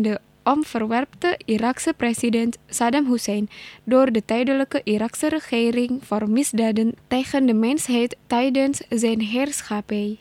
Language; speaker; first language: Dutch; non-native, learner; Indonesian